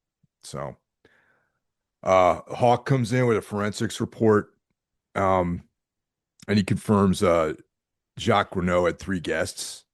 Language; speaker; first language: English; native; English